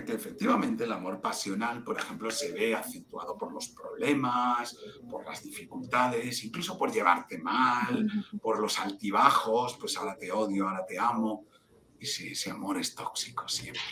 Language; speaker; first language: Spanish; native; Spanish